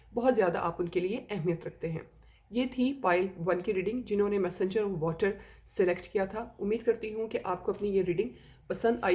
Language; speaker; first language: Hindi; native; Hindi